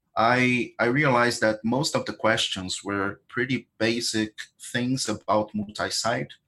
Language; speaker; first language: English; non-native, fluent; Portuguese